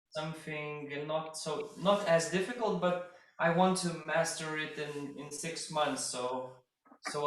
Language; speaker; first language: English; non-native, fluent; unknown